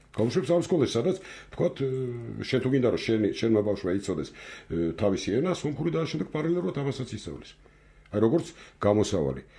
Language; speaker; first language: Georgian; non-native, local second language; Armenian